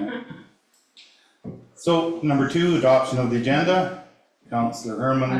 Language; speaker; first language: English; native; English